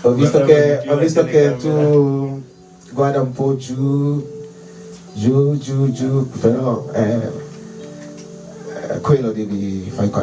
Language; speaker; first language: Italian; non-native, learner; French